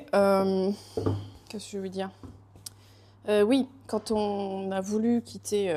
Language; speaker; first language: French; native; French